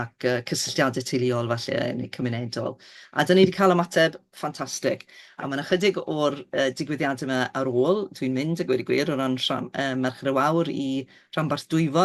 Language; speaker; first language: Welsh; native; Welsh